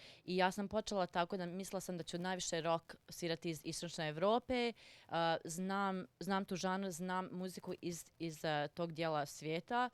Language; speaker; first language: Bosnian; early bilingual, heritage; Serbian